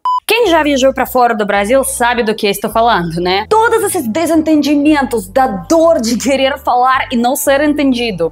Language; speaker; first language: Portuguese; non-native, fluent; Russian